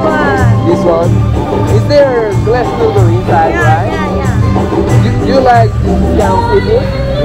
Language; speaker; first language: English; non-native, learner; Korean